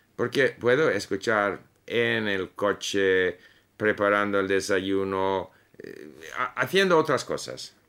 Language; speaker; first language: Spanish; non-native, fluent; English